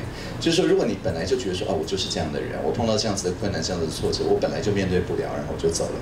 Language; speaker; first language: Chinese; native; Chinese